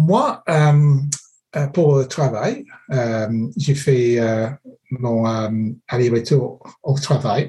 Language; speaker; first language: French; non-native, fluent; English